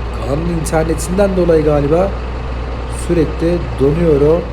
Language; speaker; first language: Turkish; native; Turkish